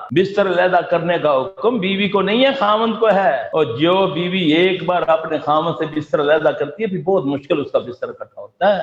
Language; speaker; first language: Urdu; non-native, local second language; Punjabi